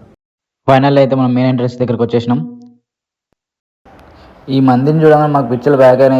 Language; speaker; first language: Telugu; native; Telugu